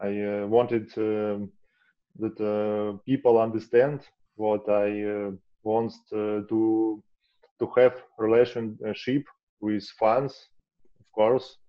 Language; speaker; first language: English; non-native, learner; Russian